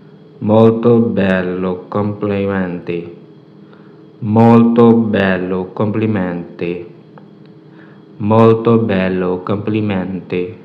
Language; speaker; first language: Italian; non-native, learner; Urdu